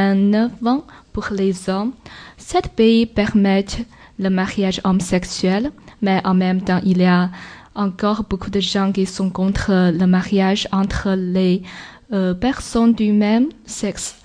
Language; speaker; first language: French; non-native, learner; Chinese